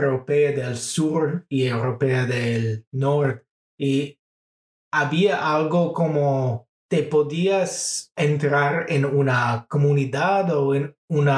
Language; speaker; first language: Spanish; non-native, fluent; English